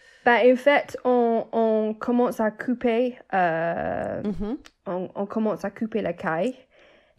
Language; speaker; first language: French; non-native, fluent; English